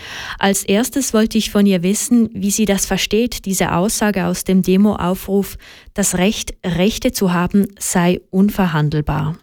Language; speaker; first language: German; native; German